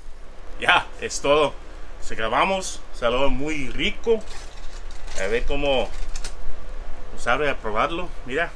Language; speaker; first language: Spanish; early bilingual, heritage; English